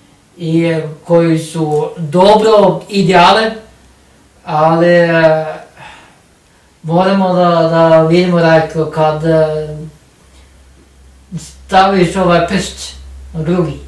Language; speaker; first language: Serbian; non-native, learner; Norwegian